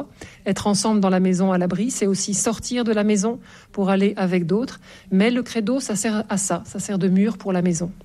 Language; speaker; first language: French; native; French